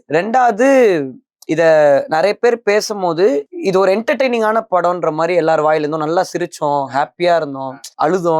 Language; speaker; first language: Tamil; native; Tamil